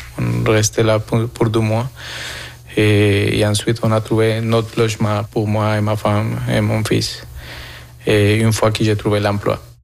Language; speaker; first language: French; non-native, fluent; Spanish